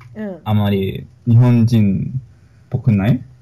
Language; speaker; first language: Japanese; non-native, learner; Spanish